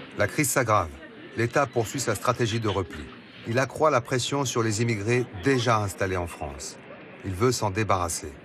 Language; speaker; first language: French; native; French